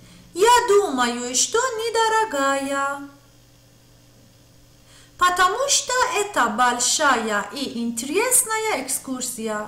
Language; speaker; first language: Russian; non-native, fluent; Persian